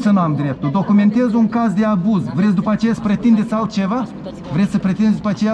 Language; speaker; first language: Romanian; native; Romanian